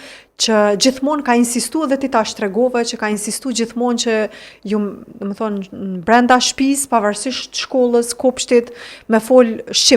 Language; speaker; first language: Albanian; native; Albanian